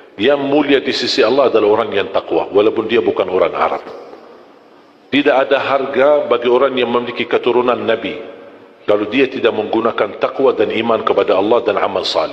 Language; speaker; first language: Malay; non-native, fluent; Arabic